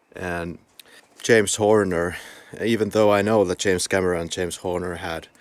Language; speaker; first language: English; non-native, fluent; Finnish